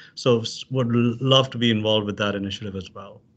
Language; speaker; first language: English; non-native, local second language; Urdu